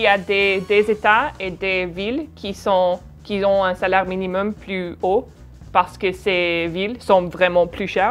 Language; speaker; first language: French; non-native, fluent; English